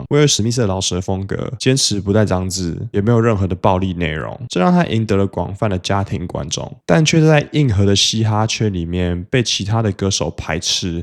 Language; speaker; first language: Chinese; native; Chinese